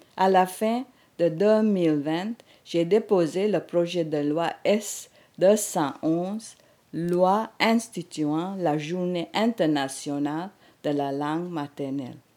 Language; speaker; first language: French; non-native, fluent; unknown